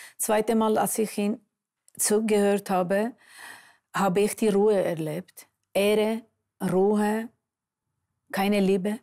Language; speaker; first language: German; non-native, fluent; Armenian